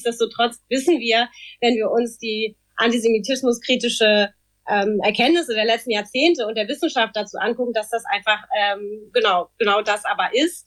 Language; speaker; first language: German; native; German